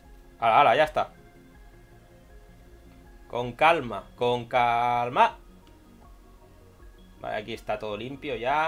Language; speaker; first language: Spanish; native; Spanish